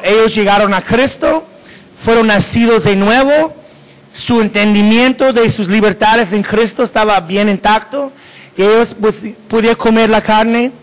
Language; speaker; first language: Spanish; non-native, fluent; English